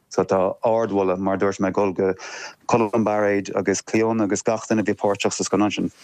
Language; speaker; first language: Irish; native; Irish